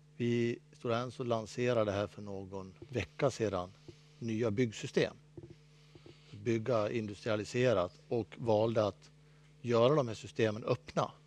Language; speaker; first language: Swedish; native; Swedish